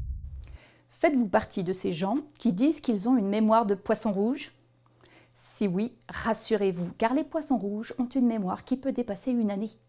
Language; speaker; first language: French; native; French